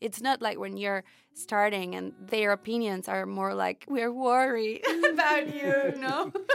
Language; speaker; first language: English; non-native, fluent; Spanish